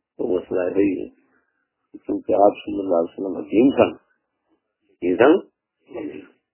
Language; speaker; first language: Urdu; non-native, local second language; Punjabi